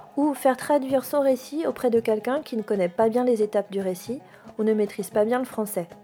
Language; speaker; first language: French; native; French